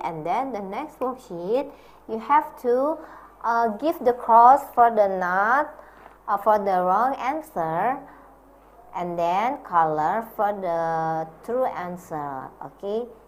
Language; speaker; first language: English; non-native, learner; Indonesian